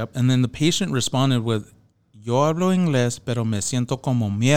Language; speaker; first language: Spanish; non-native, fluent; English